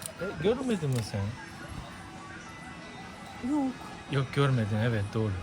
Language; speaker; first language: Turkish; early bilingual, heritage; Turkish